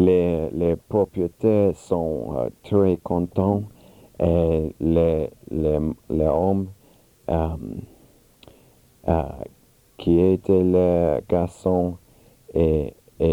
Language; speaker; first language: French; non-native, learner; English